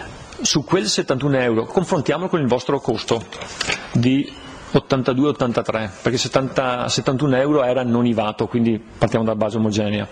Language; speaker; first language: Italian; native; Italian